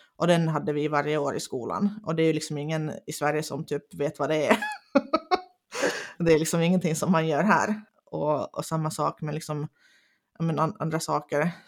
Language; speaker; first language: Swedish; non-native, local second language; Finnish